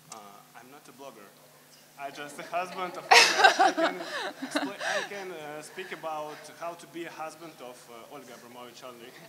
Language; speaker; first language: English; non-native, learner; Russian